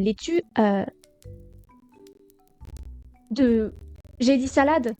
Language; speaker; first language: French; native; French